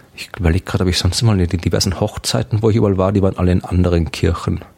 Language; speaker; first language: German; native; German